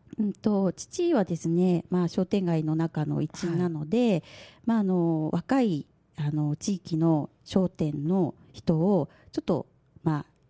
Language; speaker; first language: Japanese; native; Japanese